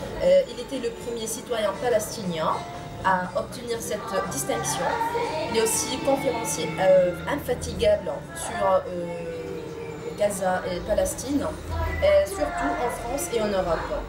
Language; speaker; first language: French; non-native, local second language; Arabic